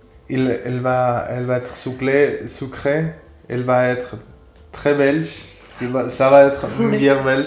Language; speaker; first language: French; non-native, fluent; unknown